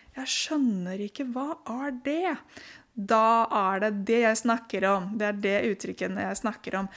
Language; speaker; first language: Norwegian; non-native, fluent; Romanian